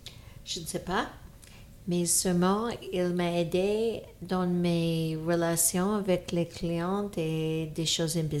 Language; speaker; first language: French; non-native, fluent; English